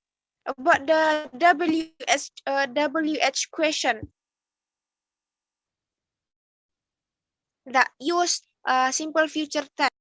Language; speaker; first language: English; non-native, learner; Indonesian